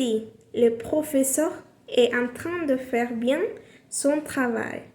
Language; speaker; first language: French; non-native, learner; Spanish